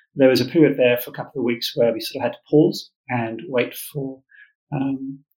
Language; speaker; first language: English; native; English